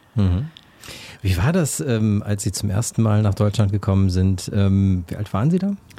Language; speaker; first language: German; native; German